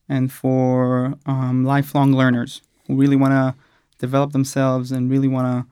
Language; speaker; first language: English; non-native, fluent; Hebrew